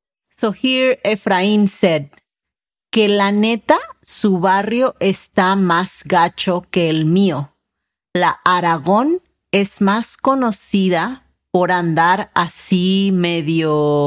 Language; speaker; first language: Spanish; native; Spanish